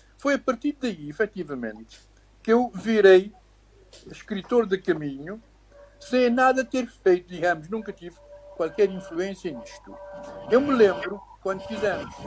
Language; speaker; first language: Portuguese; native; Portuguese